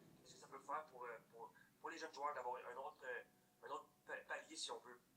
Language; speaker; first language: French; native; French